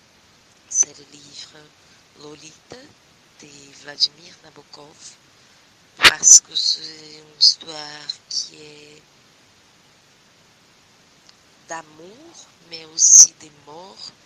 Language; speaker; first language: French; non-native, learner; Portuguese